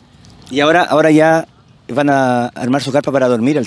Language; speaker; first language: Spanish; native; Spanish